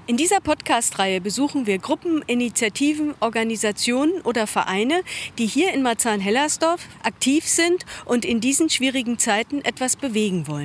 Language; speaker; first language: German; native; German